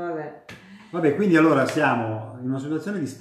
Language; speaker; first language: Italian; native; Italian